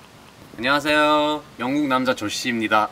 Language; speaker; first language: Korean; non-native, fluent; English